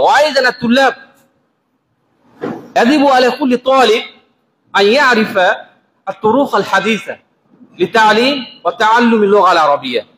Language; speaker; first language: Arabic; non-native, fluent; Bangla